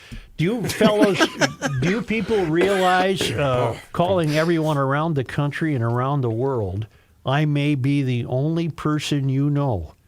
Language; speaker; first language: English; native; English